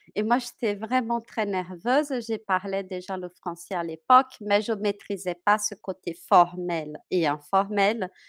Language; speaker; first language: French; non-native, fluent; Portuguese